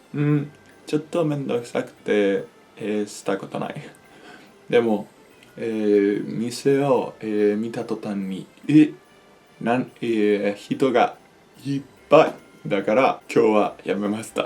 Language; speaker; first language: Japanese; non-native, learner; Spanish